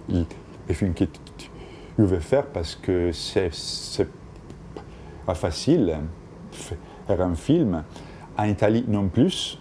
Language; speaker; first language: French; non-native, fluent; Italian